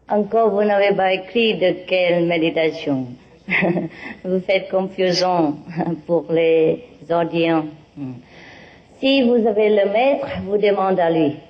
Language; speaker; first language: French; non-native, learner; Vietnamese